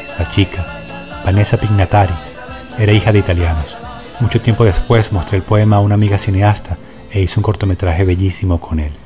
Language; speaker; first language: Spanish; native; Spanish